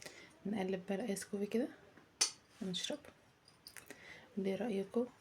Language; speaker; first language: Arabic; native; Arabic